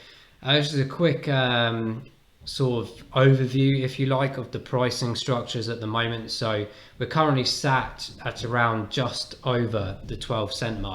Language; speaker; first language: English; native; English